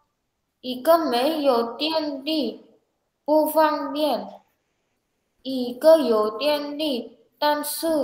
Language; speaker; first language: Chinese; non-native, learner; Indonesian